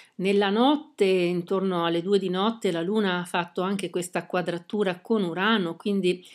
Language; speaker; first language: Italian; native; Italian